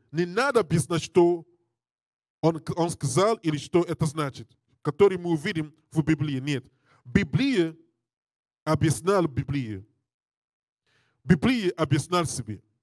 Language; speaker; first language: Russian; non-native, learner; English